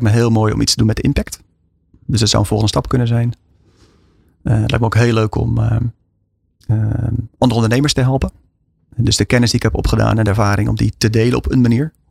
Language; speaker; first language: Dutch; native; Dutch